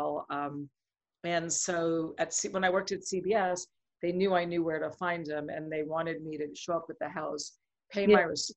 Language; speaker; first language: English; native; English